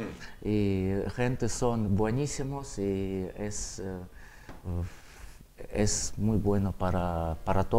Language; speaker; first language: Spanish; non-native, learner; Russian